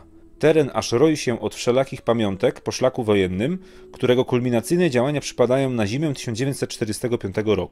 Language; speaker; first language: Polish; native; Polish